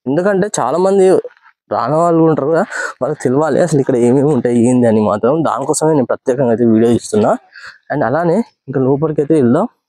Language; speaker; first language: Telugu; native; Telugu